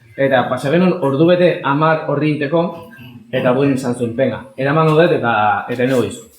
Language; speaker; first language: Basque; native; Basque